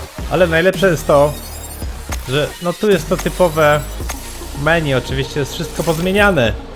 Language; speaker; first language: Polish; native; Polish